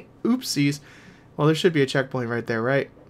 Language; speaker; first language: English; native; English